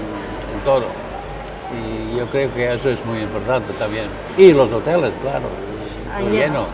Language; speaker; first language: Spanish; non-native, learner; Dutch